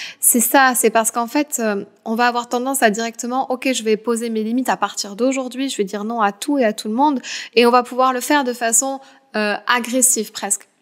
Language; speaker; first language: French; native; French